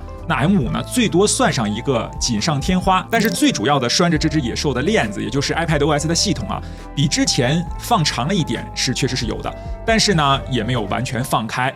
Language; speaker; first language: Chinese; native; Chinese